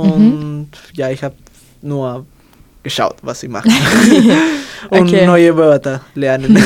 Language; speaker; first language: German; non-native, learner; Spanish